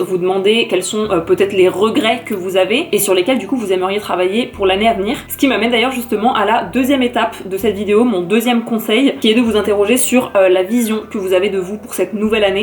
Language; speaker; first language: French; native; French